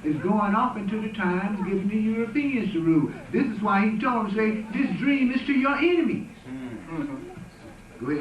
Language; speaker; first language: English; native; English